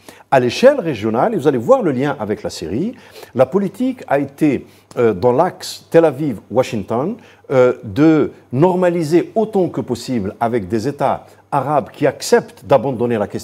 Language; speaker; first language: French; non-native, local second language; Arabic